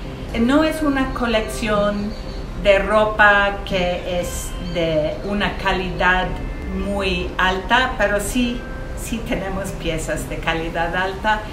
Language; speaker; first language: Spanish; early bilingual, heritage; English